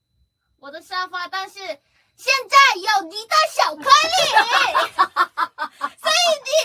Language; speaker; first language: Chinese; non-native, learner; Thai